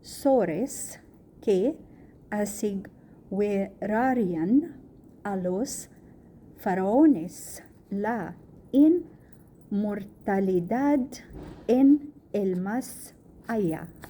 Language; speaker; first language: Spanish; non-native, learner; Arabic